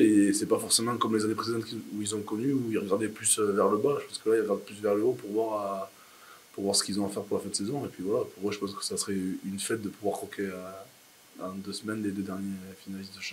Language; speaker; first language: French; native; French